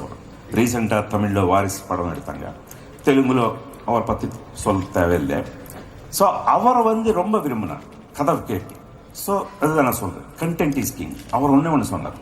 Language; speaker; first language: Tamil; non-native, fluent; Telugu